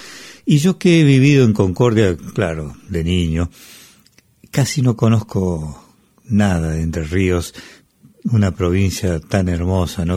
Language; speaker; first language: Spanish; native; Spanish